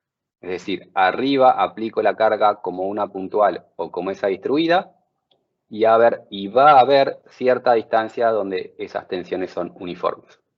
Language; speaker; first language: Spanish; native; Spanish